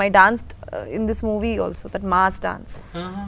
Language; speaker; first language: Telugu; non-native, learner; Bangla